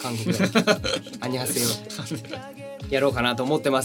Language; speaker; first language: Japanese; native; Japanese